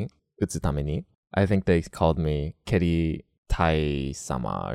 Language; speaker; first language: Japanese; non-native, fluent; English